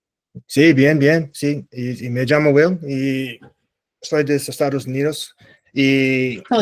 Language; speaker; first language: Spanish; non-native, learner; English